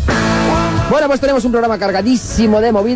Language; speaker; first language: Spanish; native; Spanish